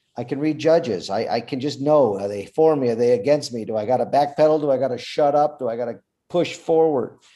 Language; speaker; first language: English; native; English